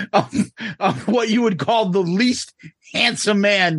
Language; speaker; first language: English; native; English